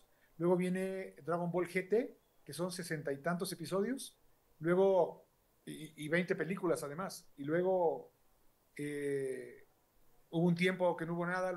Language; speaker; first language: Spanish; native; Spanish